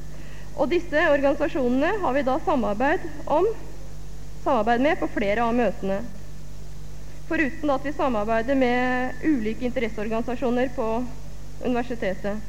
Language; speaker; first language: Norwegian; native; Norwegian